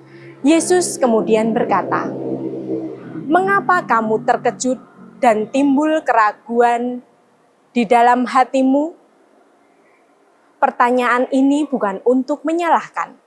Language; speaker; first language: Indonesian; native; Indonesian